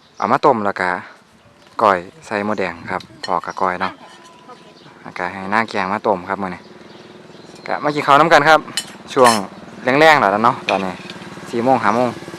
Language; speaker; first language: Thai; native; Thai